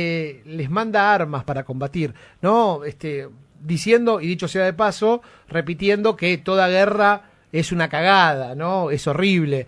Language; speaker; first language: Spanish; native; Spanish